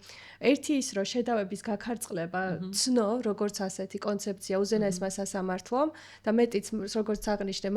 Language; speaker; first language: Georgian; native; Georgian